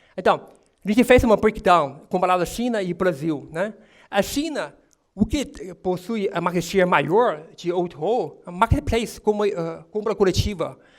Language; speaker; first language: Portuguese; non-native, fluent; Chinese